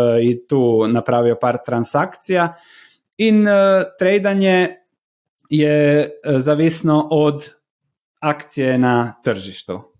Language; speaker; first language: Slovenian; non-native, learner; Croatian